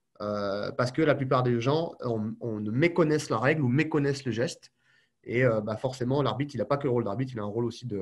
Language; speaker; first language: French; native; French